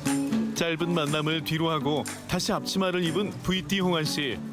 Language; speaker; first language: Korean; native; Korean